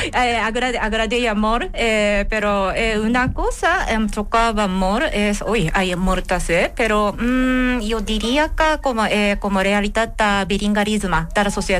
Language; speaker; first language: Catalan; non-native, learner; Japanese